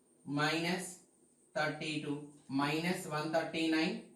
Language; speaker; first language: English; non-native, local second language; Telugu